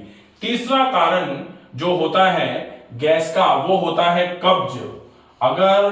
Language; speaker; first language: Hindi; native; Hindi